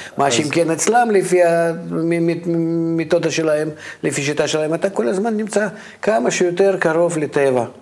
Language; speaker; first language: Hebrew; non-native, fluent; Russian